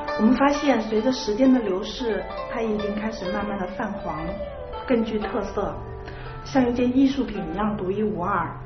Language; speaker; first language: Chinese; native; Chinese